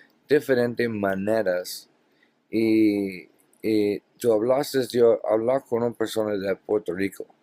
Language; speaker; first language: Spanish; non-native, learner; English